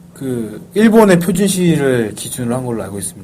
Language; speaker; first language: Korean; native; Korean